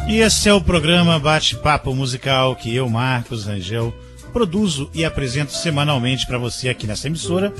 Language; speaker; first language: Portuguese; native; Portuguese